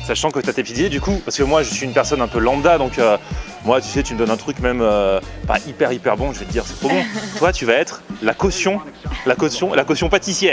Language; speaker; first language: French; native; French